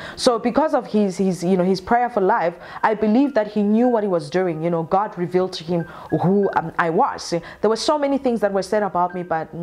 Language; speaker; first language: English; non-native, local second language; Northern Sotho